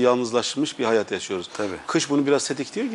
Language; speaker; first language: Turkish; native; Turkish